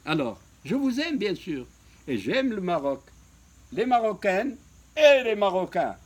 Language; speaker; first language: French; non-native, local second language; Arabic